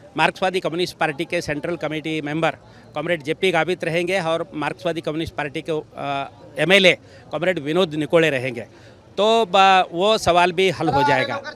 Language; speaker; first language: Hindi; non-native, local second language; Marathi